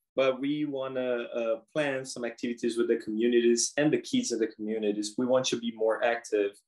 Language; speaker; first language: English; non-native, fluent; Portuguese